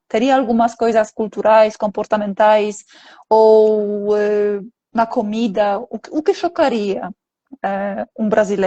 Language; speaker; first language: Portuguese; non-native, fluent; Polish